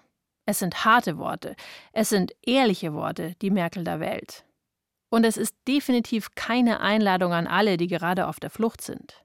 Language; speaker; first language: German; native; German